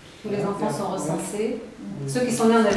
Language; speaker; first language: French; native; French